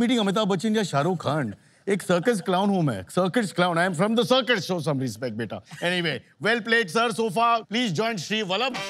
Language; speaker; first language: Hindi; non-native, local second language; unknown